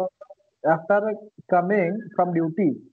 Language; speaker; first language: English; non-native, learner; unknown